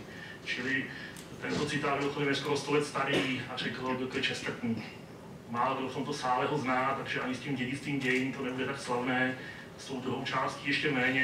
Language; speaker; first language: Czech; native; Czech